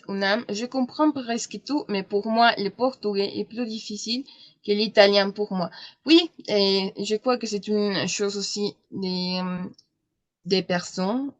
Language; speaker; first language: French; non-native, learner; Spanish